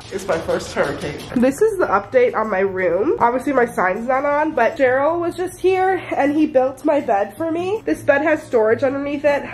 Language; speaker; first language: English; native; English